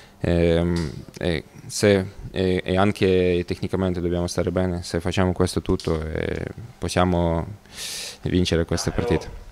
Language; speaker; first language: Italian; non-native, learner; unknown